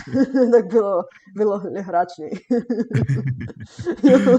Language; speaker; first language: Czech; non-native, fluent; Bulgarian